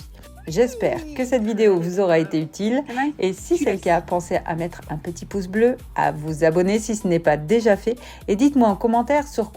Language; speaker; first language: French; native; French